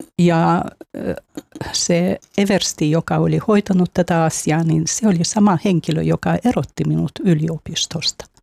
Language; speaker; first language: Finnish; non-native, fluent; Russian